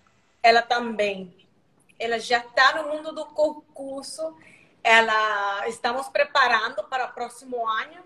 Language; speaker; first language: Portuguese; non-native, learner; Spanish